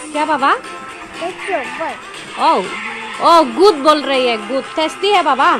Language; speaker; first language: Hindi; non-native, local second language; Chakma